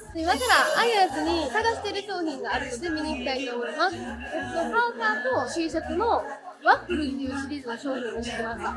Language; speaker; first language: Japanese; native; Japanese